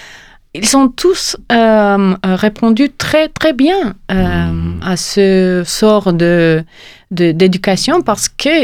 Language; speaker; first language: French; non-native, fluent; Romanian